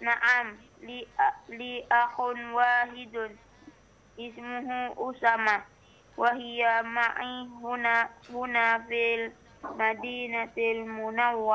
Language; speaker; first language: Arabic; non-native, learner; Indonesian